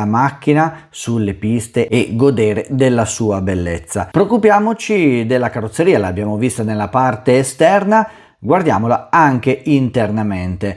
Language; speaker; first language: Italian; native; Italian